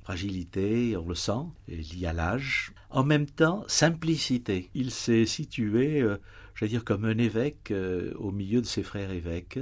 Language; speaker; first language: French; native; French